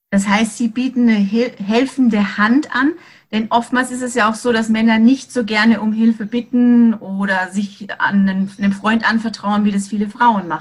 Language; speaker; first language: German; native; German